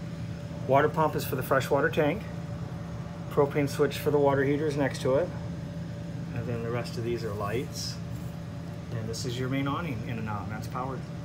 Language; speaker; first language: English; native; English